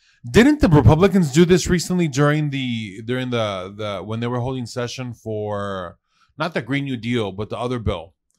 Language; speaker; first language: English; early bilingual, other home language; Spanish